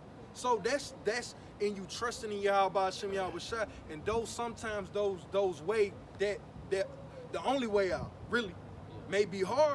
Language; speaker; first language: English; native; English